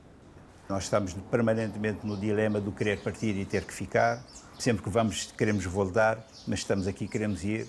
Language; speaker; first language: Portuguese; non-native, local second language; Kabuverdianu